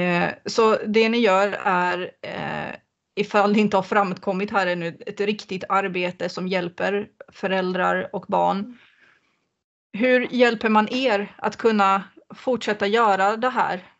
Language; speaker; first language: Swedish; native; Swedish